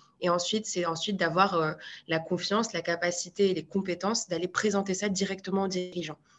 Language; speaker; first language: French; non-native, local second language; Arabic